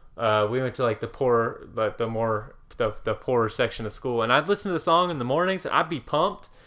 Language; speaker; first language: English; native; English